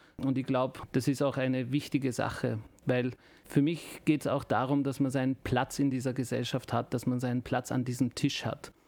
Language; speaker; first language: German; early bilingual, other home language; Turkish